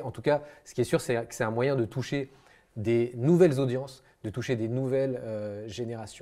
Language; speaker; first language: French; native; French